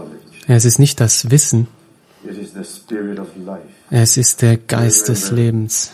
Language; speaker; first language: German; non-native, fluent; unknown